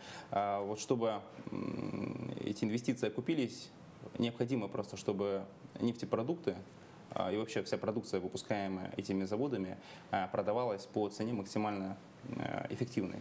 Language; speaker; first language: Russian; native; Russian